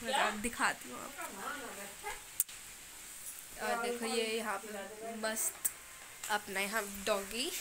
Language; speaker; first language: Hindi; native; Hindi